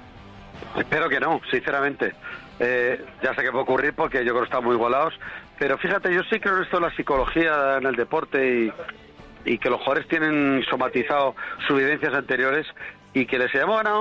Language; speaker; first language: Spanish; native; Spanish